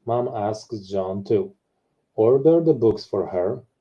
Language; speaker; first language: English; non-native, fluent; Polish